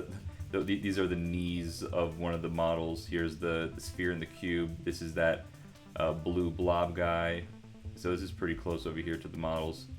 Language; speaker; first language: English; native; English